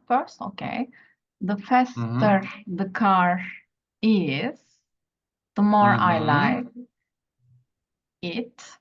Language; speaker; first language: English; non-native, learner; Turkish